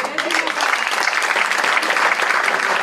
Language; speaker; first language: Hebrew; non-native, local second language; Arabic